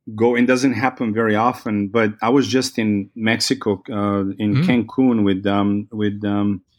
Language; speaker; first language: English; non-native, fluent; Serbian